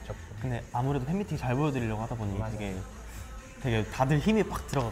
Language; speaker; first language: Korean; native; Korean